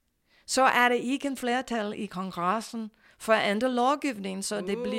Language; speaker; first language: Danish; non-native, fluent; English